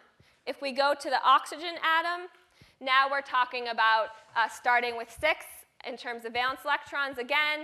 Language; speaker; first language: English; native; English